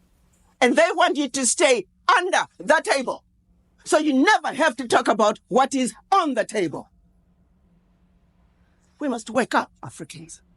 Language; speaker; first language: English; non-native, local second language; Shona